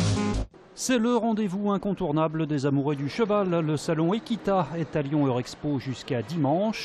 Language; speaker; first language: French; native; French